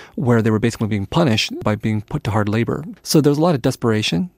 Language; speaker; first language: English; early bilingual, other home language; Vietnamese